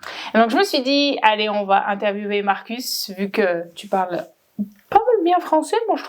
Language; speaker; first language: French; native; French